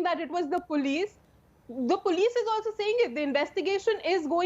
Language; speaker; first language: English; non-native, local second language; Hindi